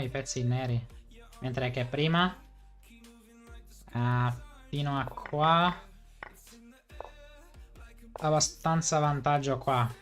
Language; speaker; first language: Italian; non-native, fluent; English